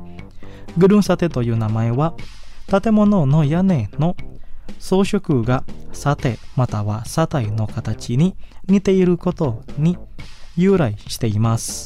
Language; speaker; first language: Japanese; non-native, fluent; Indonesian